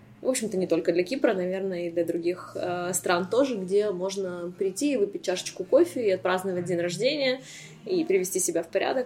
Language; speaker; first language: Russian; native; Russian